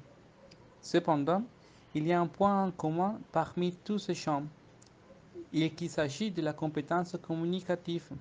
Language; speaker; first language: French; non-native, fluent; Spanish